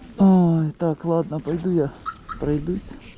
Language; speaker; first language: Russian; native; Russian